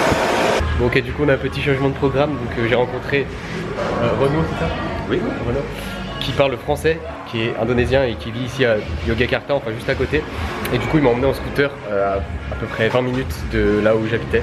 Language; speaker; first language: French; native; French